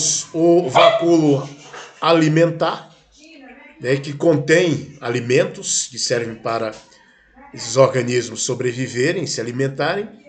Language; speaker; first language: Portuguese; native; Portuguese